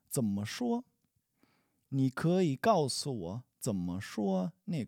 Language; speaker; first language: Chinese; non-native, learner; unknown